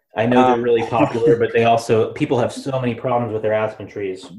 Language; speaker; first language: English; native; English